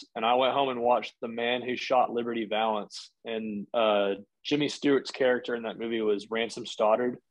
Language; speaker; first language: English; native; English